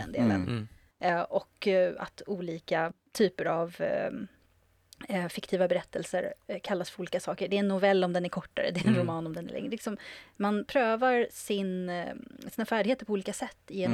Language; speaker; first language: Swedish; native; Swedish